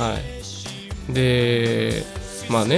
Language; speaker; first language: Japanese; native; Japanese